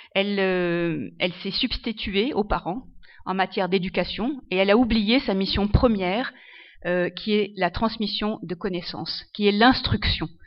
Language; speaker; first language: French; non-native, local second language; Arabic